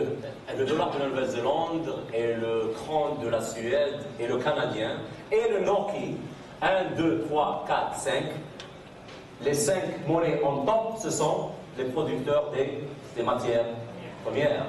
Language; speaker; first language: French; non-native, fluent; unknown